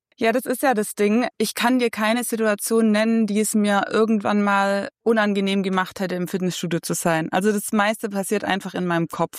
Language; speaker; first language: German; native; German